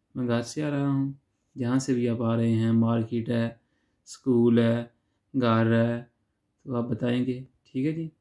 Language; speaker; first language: Urdu; non-native, local second language; Punjabi